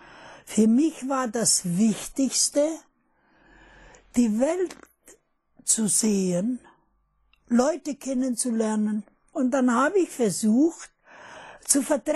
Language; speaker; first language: German; non-native, fluent; Russian